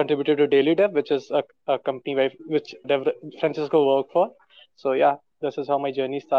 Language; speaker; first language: English; non-native, local second language; Hindi